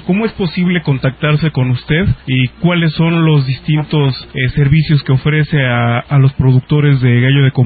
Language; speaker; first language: Spanish; native; Spanish